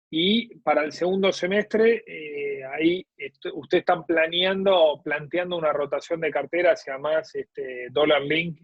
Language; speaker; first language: Spanish; native; Spanish